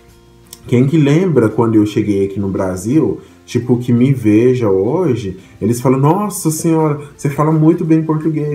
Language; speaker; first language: Portuguese; non-native, fluent; Haitian Creole